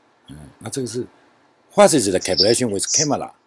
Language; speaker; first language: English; non-native, learner; Chinese